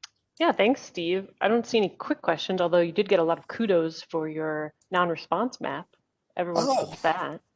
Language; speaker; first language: English; native; English